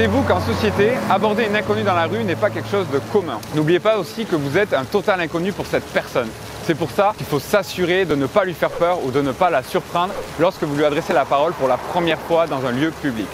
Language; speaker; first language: French; native; French